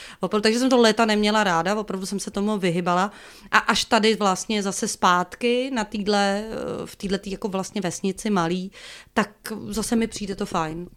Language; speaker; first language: Czech; native; Czech